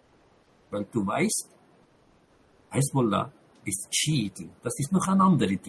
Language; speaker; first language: German; non-native, fluent; Arabic